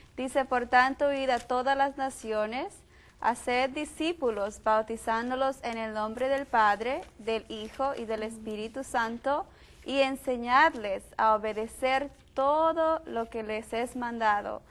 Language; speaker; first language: Spanish; native; Spanish